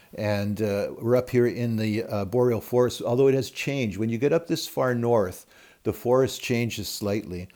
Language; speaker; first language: English; native; English